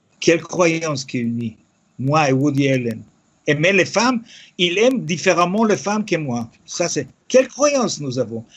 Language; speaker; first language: French; non-native, fluent; Yiddish